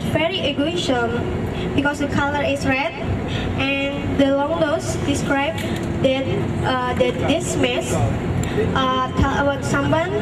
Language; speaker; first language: English; non-native, learner; Indonesian